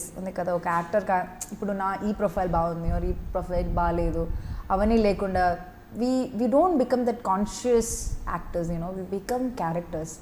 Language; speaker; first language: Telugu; non-native, fluent; Malayalam